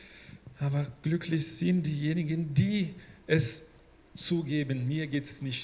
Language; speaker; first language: German; non-native, fluent; Portuguese